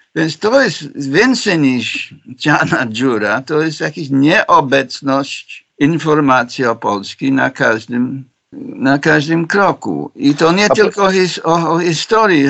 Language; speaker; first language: Polish; non-native, fluent; English